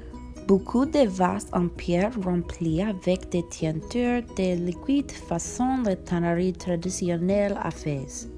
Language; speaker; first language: French; non-native, learner; English